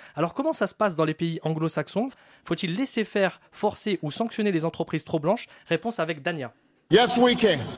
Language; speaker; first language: French; native; French